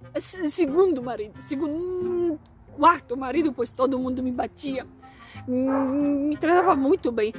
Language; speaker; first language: Portuguese; non-native, fluent; Polish